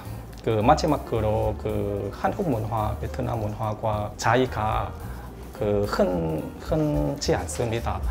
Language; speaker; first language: Korean; non-native, learner; Vietnamese